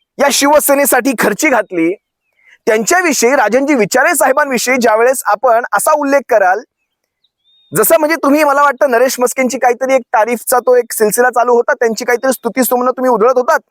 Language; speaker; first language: Marathi; native; Marathi